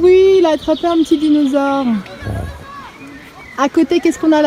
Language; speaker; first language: French; native; French